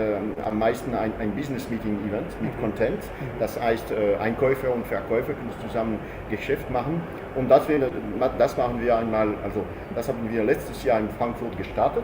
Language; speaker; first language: German; non-native, fluent; French